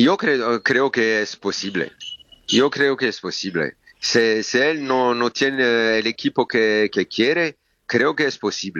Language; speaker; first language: Spanish; non-native, learner; French